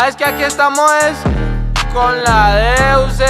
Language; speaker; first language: Spanish; native; Spanish